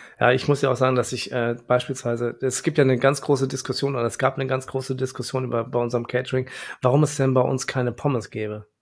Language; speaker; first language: German; native; German